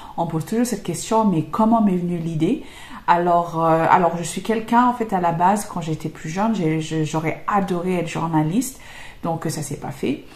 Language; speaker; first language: French; non-native, fluent; English